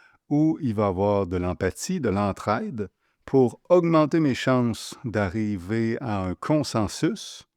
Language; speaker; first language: French; native; French